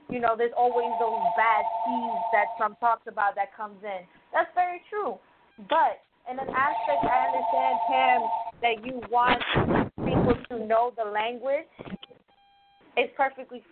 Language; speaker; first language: English; early bilingual, other home language; Spanish